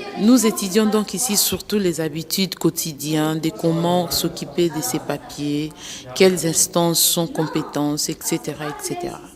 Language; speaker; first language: French; native; French